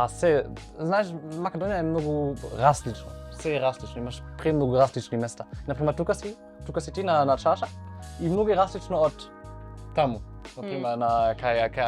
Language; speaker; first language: Macedonian; non-native, fluent; German